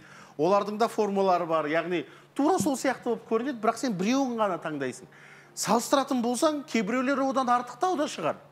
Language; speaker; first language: Kazakh; native; Kazakh